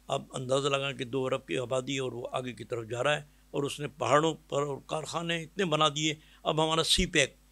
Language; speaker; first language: Urdu; native; Urdu